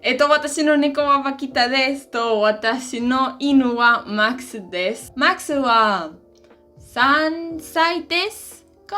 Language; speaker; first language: Japanese; non-native, learner; Spanish